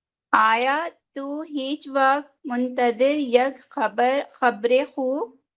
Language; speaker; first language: Persian; non-native, learner; Urdu